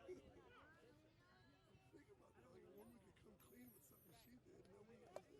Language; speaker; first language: English; native; English